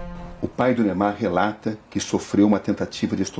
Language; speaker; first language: Portuguese; native; Portuguese